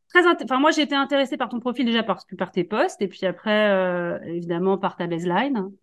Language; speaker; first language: French; native; French